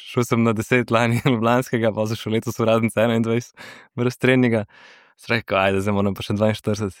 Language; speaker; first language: Slovenian; early bilingual, other home language; Serbian